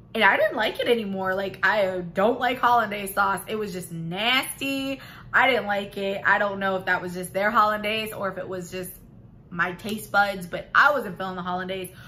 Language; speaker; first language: English; native; English